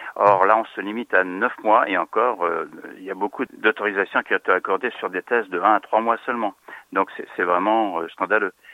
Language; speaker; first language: French; native; French